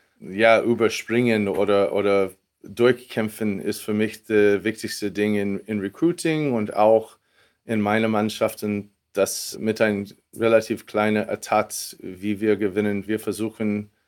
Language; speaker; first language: German; non-native, fluent; English